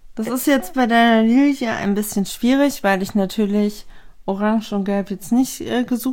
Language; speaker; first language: German; native; German